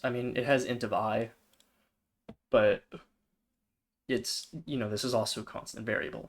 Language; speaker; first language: English; native; English